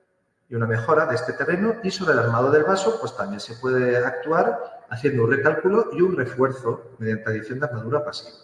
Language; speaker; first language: Spanish; native; Spanish